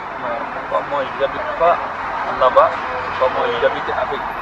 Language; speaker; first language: French; non-native, learner; Wolof